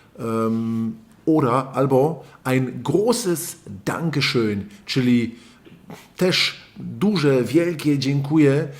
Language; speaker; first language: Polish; early bilingual, other home language; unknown